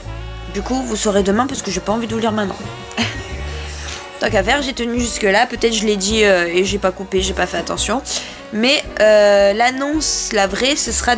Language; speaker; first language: French; native; French